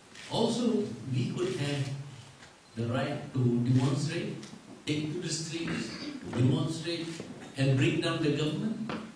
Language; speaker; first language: English; non-native, local second language; Malay